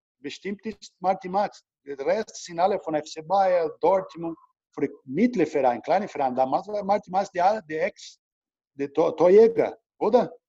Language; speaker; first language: German; non-native, learner; Portuguese